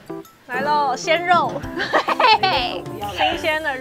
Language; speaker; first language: Chinese; native; Chinese